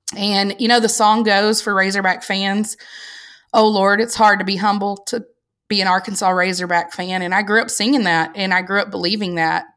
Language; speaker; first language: English; native; English